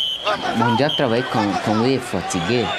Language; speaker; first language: French; non-native, learner; Romanian